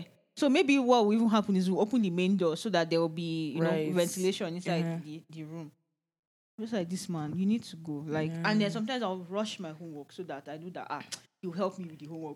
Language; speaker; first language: English; non-native, local second language; Yoruba